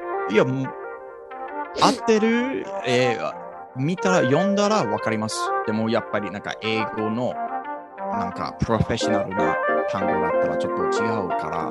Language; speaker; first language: Japanese; non-native, fluent; English